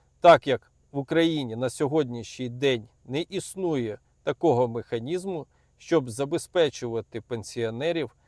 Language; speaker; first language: Ukrainian; native; Ukrainian